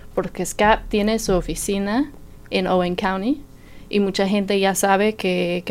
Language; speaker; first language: Spanish; non-native, fluent; English